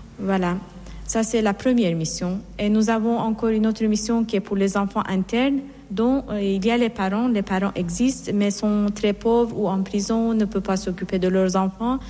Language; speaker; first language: French; non-native, fluent; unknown